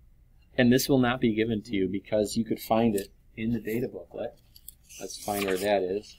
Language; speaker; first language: English; native; English